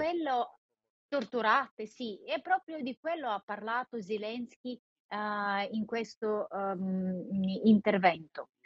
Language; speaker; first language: Italian; non-native, fluent; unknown